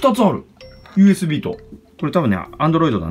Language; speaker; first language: Japanese; native; Japanese